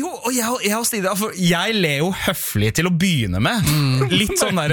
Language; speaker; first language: Norwegian; native; Norwegian